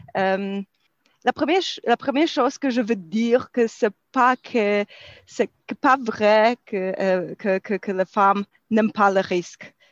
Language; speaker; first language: French; non-native, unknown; Polish